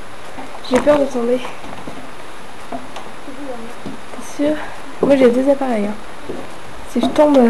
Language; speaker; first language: French; native; French